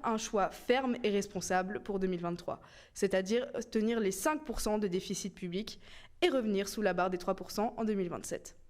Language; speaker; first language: French; native; French